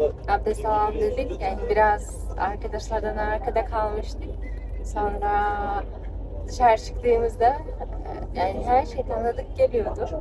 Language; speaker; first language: Turkish; non-native, fluent; Kyrgyz